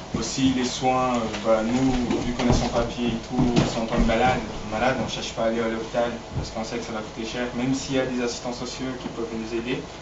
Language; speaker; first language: French; non-native, fluent; Portuguese